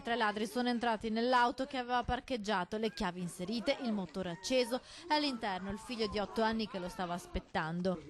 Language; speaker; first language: Italian; native; Italian